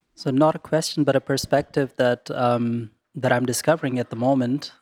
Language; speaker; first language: English; non-native, local second language; Urdu